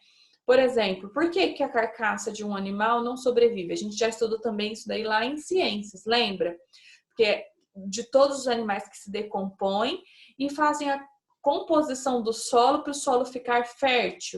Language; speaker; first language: Portuguese; native; Portuguese